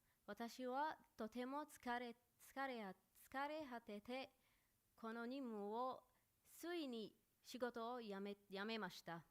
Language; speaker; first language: Japanese; non-native, learner; Arabic